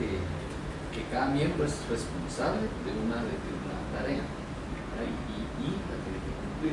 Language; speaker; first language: Spanish; native; Spanish